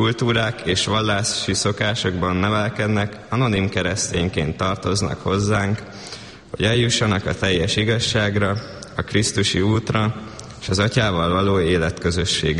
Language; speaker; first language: Hungarian; native; Hungarian